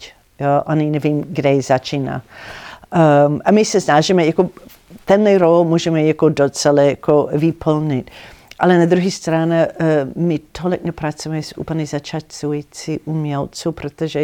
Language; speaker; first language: Czech; non-native, learner; English